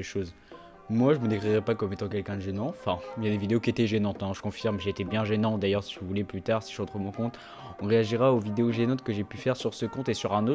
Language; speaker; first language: French; native; French